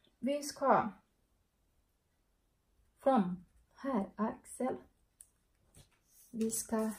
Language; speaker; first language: Swedish; non-native, learner; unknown